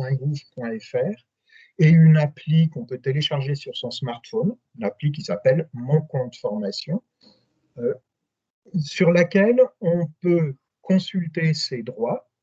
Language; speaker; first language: French; native; French